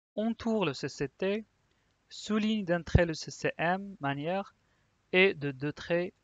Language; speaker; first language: French; non-native, local second language; Arabic